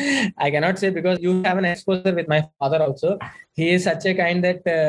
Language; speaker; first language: English; non-native, local second language; Telugu